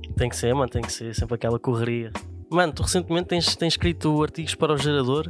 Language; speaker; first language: Portuguese; native; Portuguese